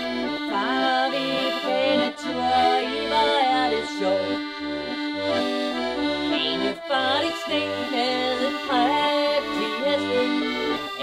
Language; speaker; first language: Danish; native; Danish